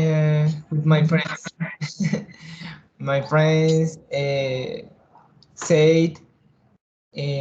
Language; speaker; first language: English; non-native, learner; Spanish